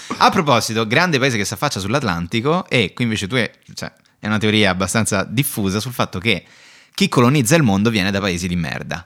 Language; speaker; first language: Italian; native; Italian